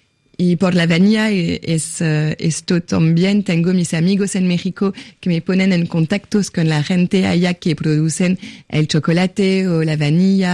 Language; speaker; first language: Spanish; non-native, fluent; French